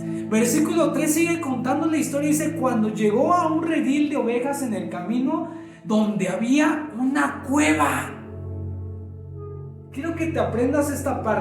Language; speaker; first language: Spanish; native; Spanish